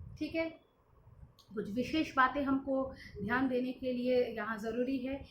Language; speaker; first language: Hindi; non-native, local second language; Bangla